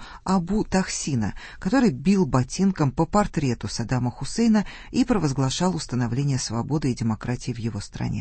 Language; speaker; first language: Russian; native; Russian